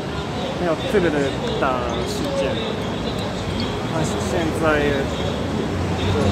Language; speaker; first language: Chinese; non-native, learner; Italian